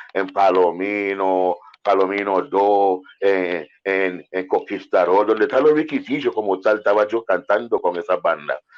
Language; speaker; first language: Spanish; non-native, fluent; English